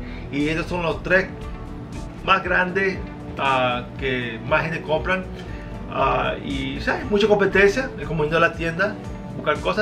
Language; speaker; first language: Spanish; early bilingual, heritage; Spanish